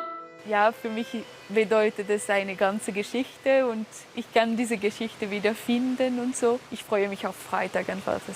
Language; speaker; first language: German; non-native, fluent; French